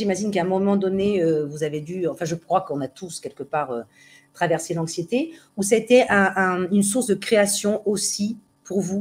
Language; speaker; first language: French; native; French